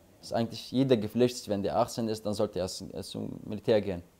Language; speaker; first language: German; non-native, learner; Arabic